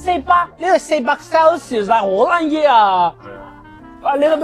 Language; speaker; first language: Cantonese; non-native, learner; Italian